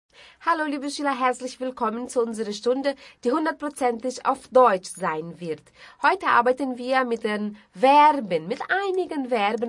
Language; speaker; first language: German; non-native, fluent; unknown